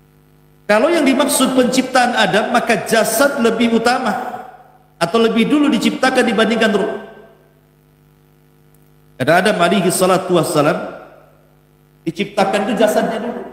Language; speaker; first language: Indonesian; native; Indonesian